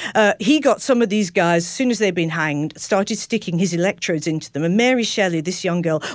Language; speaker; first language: English; native; English